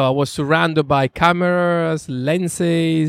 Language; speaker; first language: English; non-native, fluent; Italian